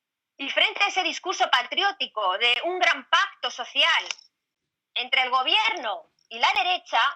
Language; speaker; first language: Spanish; native; Spanish